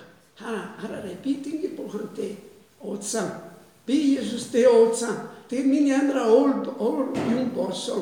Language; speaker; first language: Mongolian; non-native, fluent; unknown